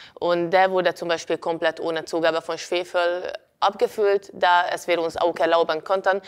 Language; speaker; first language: German; non-native, fluent; Hungarian